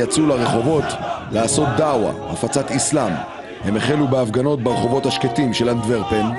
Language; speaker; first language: Hebrew; native; Hebrew